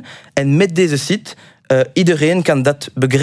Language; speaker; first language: Dutch; non-native, local second language; French